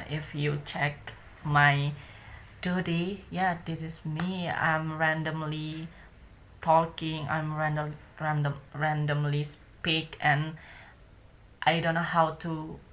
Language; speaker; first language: English; non-native, learner; Indonesian